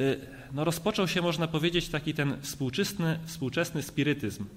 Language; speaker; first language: Polish; native; Polish